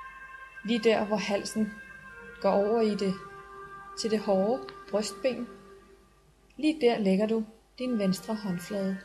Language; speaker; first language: Danish; native; Danish